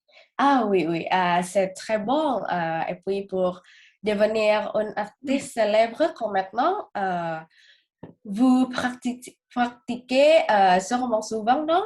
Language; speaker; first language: French; non-native, learner; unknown